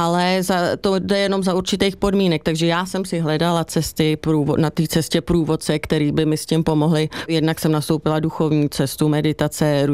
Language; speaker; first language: Czech; native; Czech